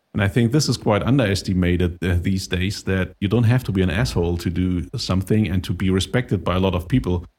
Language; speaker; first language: English; non-native, fluent; German